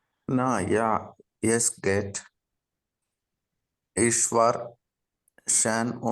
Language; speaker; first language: German; non-native, learner; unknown